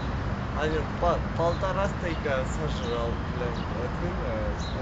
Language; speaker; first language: Russian; non-native, local second language; Georgian